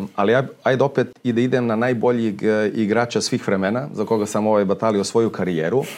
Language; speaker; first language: Serbian; early bilingual, heritage; Serbian